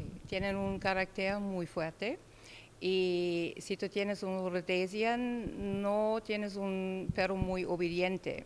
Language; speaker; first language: Spanish; non-native, learner; German